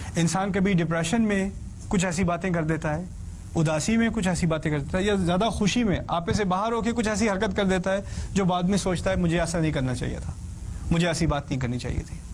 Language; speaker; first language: Urdu; early bilingual, heritage; Urdu